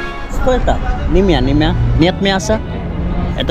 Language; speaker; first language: Russian; non-native, learner; Hindi